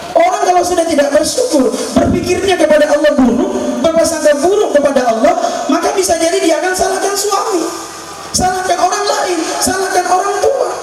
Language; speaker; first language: Indonesian; non-native, local second language; Buginese